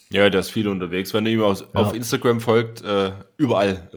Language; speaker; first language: German; native; German